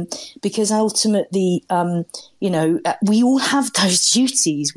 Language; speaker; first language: English; native; English